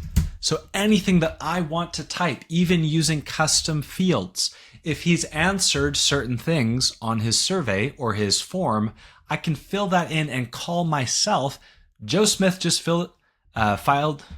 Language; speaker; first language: English; native; English